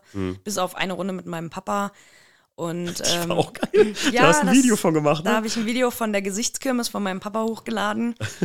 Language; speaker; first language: German; native; German